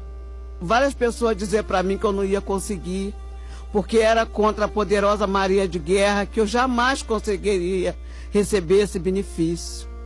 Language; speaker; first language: Portuguese; native; Portuguese